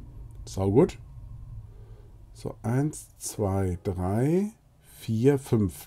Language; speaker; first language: German; native; German